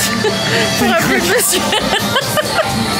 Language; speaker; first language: French; native; French